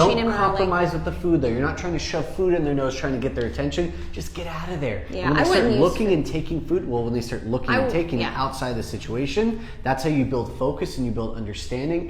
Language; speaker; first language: English; native; English